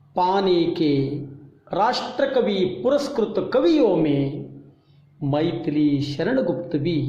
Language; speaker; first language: Hindi; non-native, local second language; Kannada